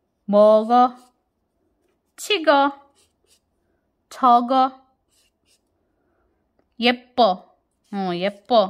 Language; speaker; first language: Korean; non-native, fluent; Filipino